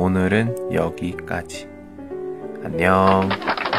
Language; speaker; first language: Korean; non-native, fluent; Chinese